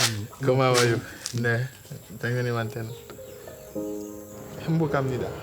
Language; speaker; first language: Korean; non-native, learner; Haitian Creole